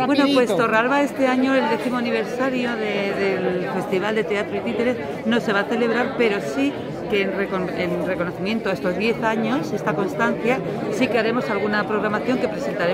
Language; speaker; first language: Spanish; native; Spanish